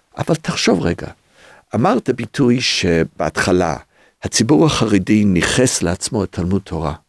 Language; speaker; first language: Hebrew; early bilingual, other home language; English